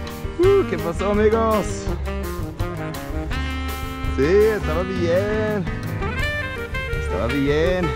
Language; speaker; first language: Spanish; non-native, learner; English